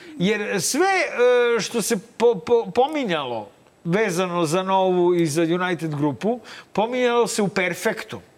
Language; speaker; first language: Serbian; native; Serbian